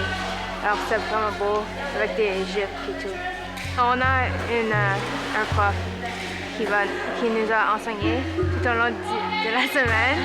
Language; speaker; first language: French; non-native, local second language; English